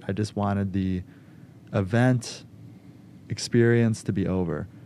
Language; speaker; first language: English; native; English